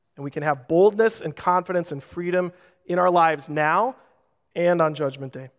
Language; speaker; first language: English; native; English